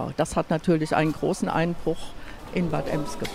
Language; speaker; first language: German; native; German